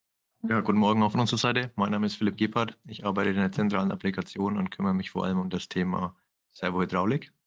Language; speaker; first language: German; native; German